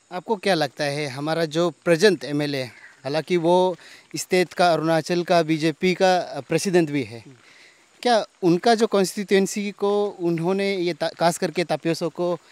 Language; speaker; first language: Hindi; non-native, local second language; Nyishi